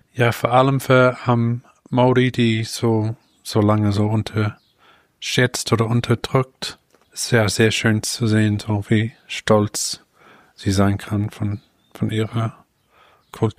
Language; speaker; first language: German; non-native, fluent; English